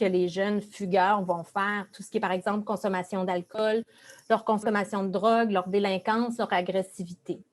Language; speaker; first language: French; native; French